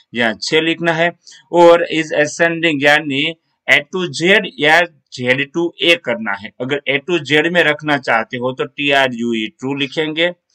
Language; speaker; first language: Hindi; non-native, local second language; Gujarati